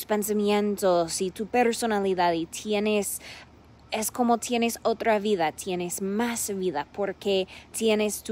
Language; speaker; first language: Spanish; non-native, fluent; English